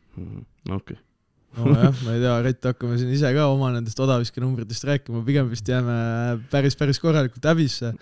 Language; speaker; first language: Estonian; native; Estonian